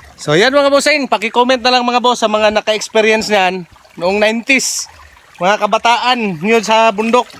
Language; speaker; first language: Filipino; non-native, local second language; Cebuano